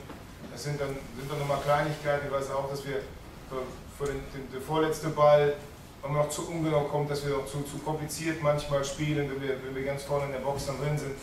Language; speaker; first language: German; native; German